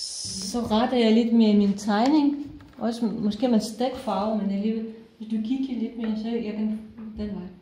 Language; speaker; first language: Danish; non-native, fluent; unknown